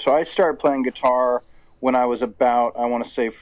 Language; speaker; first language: English; native; English